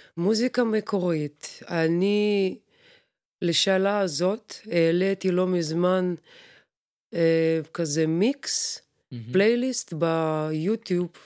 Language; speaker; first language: Hebrew; non-native, fluent; Russian